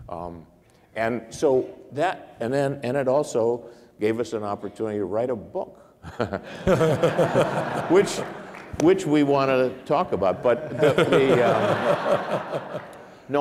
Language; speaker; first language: English; native; English